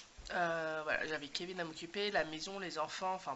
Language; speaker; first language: French; native; French